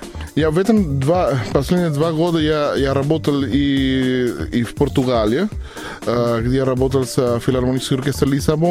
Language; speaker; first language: Russian; non-native, learner; Spanish